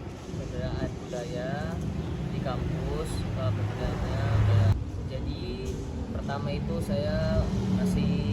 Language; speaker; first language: Indonesian; non-native, learner; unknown